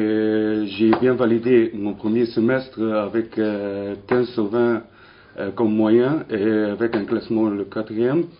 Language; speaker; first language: French; non-native, local second language; Arabic